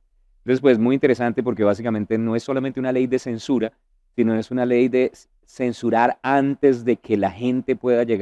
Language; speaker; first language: Spanish; native; Spanish